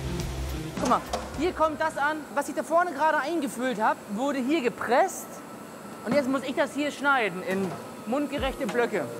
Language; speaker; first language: German; native; German